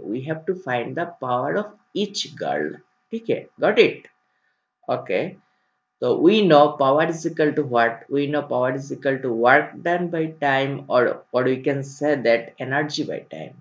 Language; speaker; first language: English; non-native, local second language; Sylheti